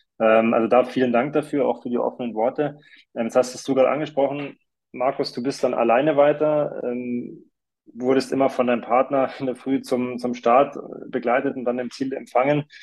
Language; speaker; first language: German; native; German